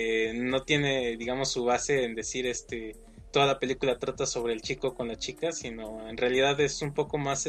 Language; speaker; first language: Spanish; native; Spanish